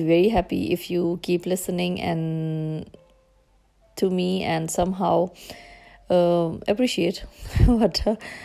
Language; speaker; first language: English; non-native, local second language; Urdu